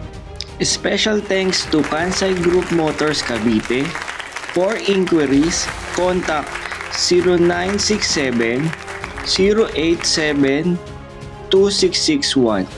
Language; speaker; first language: English; non-native, local second language; Filipino